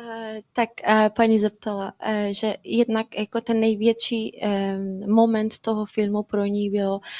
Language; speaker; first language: Czech; non-native, fluent; Persian